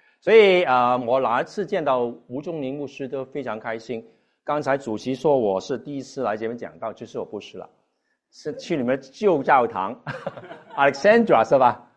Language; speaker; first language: Chinese; non-native, local second language; Cantonese